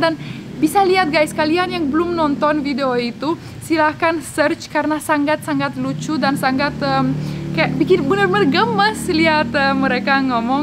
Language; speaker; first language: Indonesian; non-native, fluent; Romanian